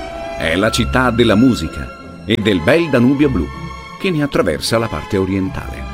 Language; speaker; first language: Italian; native; Italian